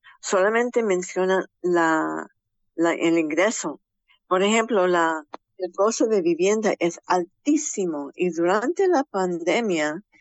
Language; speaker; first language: Spanish; early bilingual, heritage; Spanish